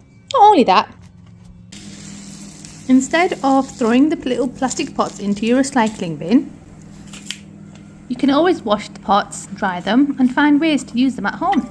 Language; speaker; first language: English; native; English